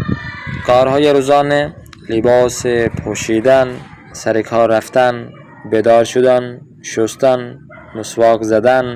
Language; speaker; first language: Persian; non-native, fluent; Urdu